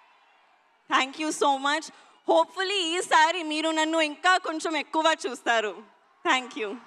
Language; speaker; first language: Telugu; non-native, learner; Hindi